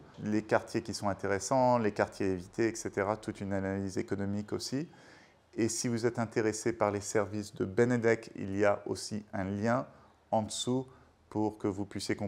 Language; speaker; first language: French; native; French